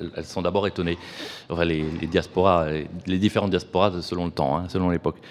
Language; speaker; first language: French; native; French